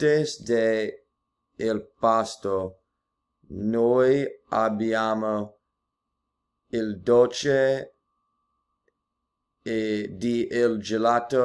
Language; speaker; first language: Italian; non-native, learner; English